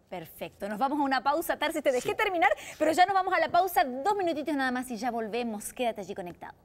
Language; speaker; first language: Spanish; native; Spanish